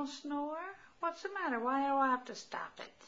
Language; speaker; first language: English; native; English